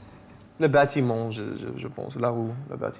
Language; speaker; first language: French; non-native, fluent; English